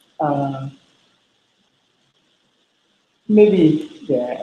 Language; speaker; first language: English; non-native, learner; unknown